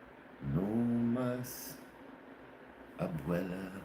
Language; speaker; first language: Spanish; non-native, learner; English